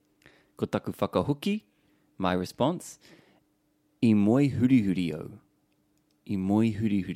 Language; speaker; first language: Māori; non-native, local second language; English